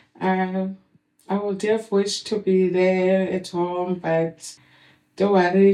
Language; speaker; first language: English; non-native, local second language; Shona